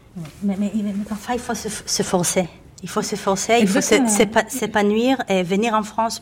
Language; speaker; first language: French; non-native, fluent; Hebrew